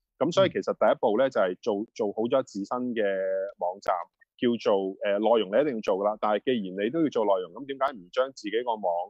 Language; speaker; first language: Cantonese; native; Cantonese